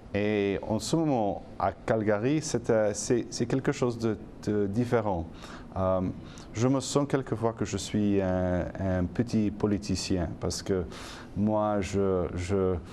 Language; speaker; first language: French; non-native, fluent; English